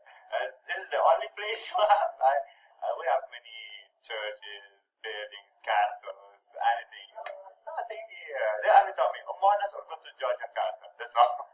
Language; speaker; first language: English; non-native, fluent; Italian